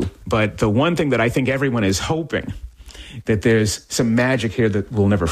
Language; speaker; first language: English; native; English